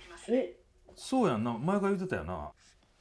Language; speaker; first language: Japanese; native; Japanese